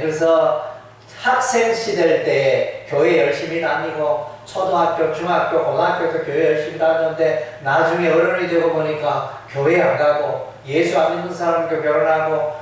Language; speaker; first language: Korean; native; Korean